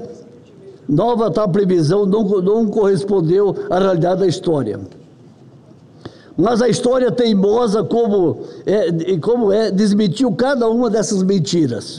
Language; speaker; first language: Portuguese; native; Portuguese